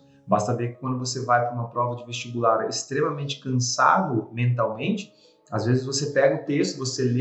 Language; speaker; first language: Portuguese; native; Portuguese